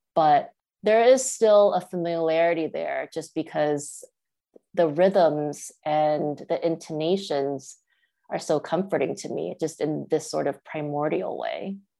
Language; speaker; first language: English; early bilingual, other home language; Chinese